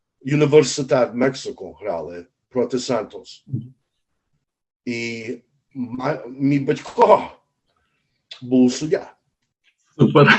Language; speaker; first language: Ukrainian; early bilingual, heritage; Ukrainian